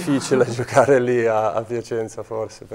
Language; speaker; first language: Italian; non-native, fluent; Czech